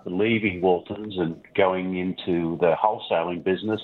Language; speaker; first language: English; native; English